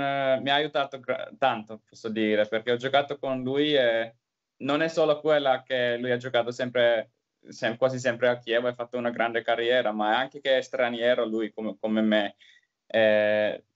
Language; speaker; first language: Italian; non-native, learner; Finnish